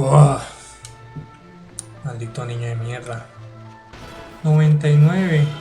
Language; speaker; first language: Spanish; native; Spanish